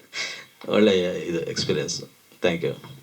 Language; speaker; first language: Kannada; native; Kannada